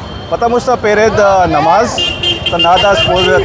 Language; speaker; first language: Russian; non-native, learner; Hindi